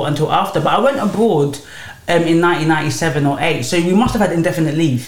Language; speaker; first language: English; native; English